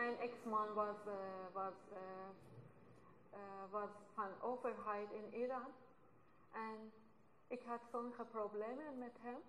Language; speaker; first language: Dutch; non-native, learner; Persian